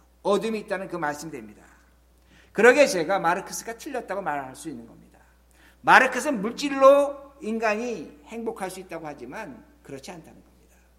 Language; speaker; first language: Korean; native; Korean